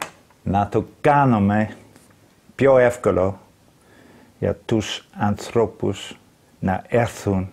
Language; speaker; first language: Greek; non-native, learner; English